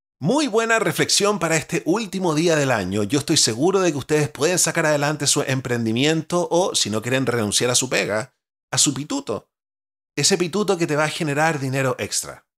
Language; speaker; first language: Spanish; native; Spanish